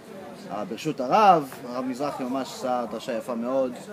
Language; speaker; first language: Hebrew; early bilingual, heritage; English